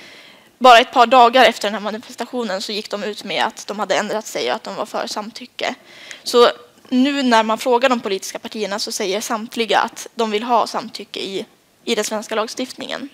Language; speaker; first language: Swedish; native; Swedish